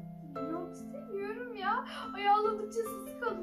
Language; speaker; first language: Turkish; native; Turkish